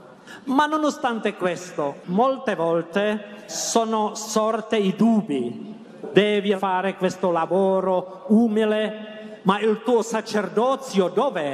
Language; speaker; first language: Italian; non-native, fluent; Czech